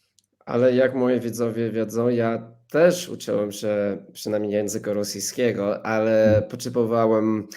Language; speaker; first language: Polish; non-native, fluent; English